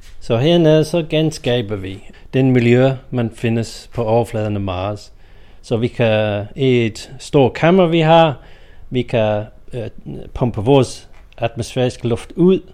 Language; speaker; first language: Danish; non-native, fluent; English